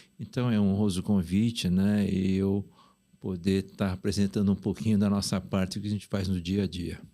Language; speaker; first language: Portuguese; early bilingual, other home language; Korean